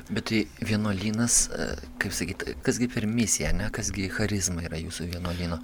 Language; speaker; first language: Lithuanian; native; Lithuanian